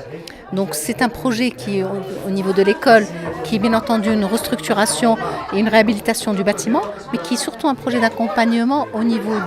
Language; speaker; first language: French; non-native, local second language; Arabic